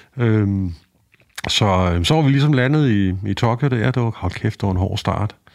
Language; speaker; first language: Danish; native; Danish